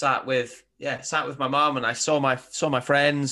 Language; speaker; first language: English; native; English